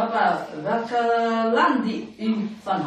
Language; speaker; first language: Dutch; non-native, learner; Indonesian